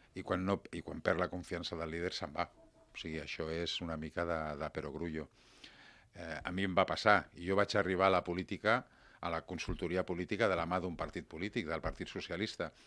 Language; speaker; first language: Catalan; non-native, local second language; Spanish